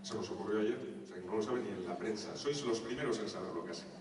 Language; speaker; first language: Spanish; non-native, local second language; Basque